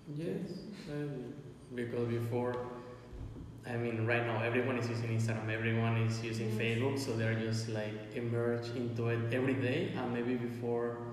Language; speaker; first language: English; non-native, fluent; Spanish